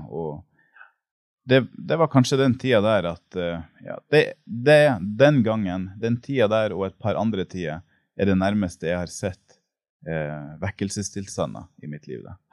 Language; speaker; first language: Norwegian; native; Norwegian